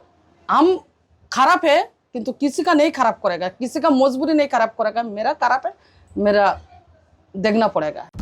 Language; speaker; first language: Hindi; non-native, local second language; Bangla